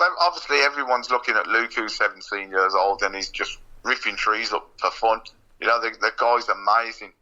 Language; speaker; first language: English; native; English